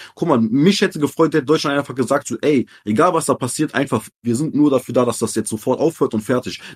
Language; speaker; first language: German; early bilingual, other home language; Arabic